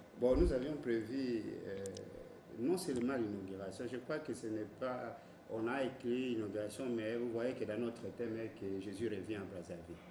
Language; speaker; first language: French; non-native, local second language; Lingala